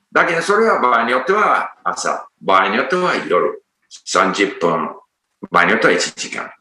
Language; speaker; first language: Japanese; non-native, fluent; English